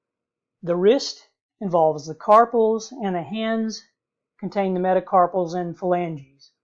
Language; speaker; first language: English; native; English